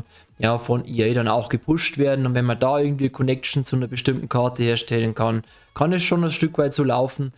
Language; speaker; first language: German; native; German